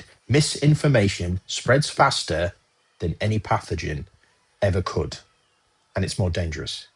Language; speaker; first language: English; native; English